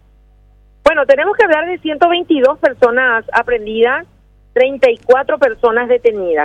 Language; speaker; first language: Spanish; native; Spanish